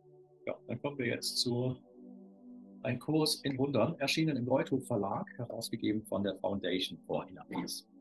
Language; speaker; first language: German; native; German